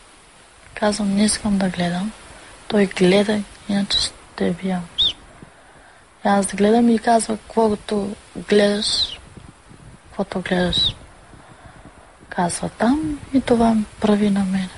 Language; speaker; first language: Bulgarian; non-native, local second language; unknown